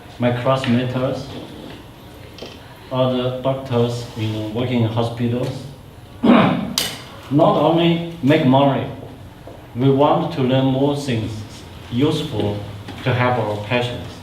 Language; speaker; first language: English; non-native, learner; Chinese